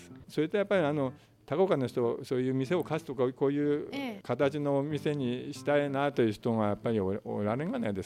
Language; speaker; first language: Japanese; native; Japanese